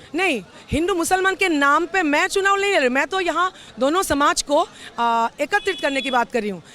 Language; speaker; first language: Hindi; non-native, local second language; Assamese